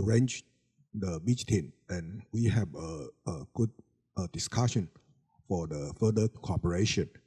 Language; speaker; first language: English; non-native, learner; Chinese